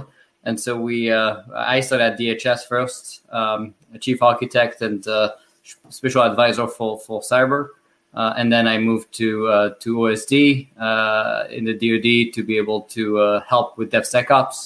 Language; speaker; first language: English; non-native, fluent; French